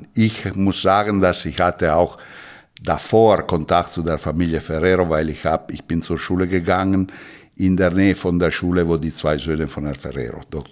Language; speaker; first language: German; non-native, fluent; Italian